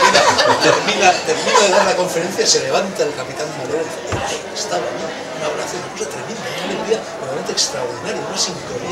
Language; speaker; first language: Spanish; native; Spanish